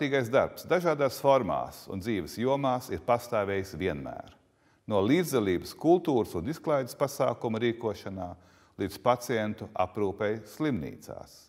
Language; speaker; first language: Latvian; native; Latvian